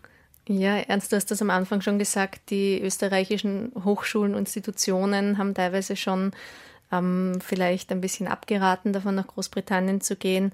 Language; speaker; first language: German; native; German